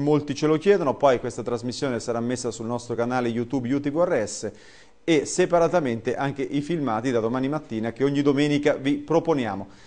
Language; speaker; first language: Italian; native; Italian